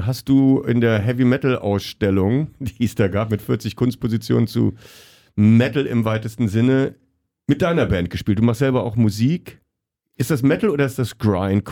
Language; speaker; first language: German; native; German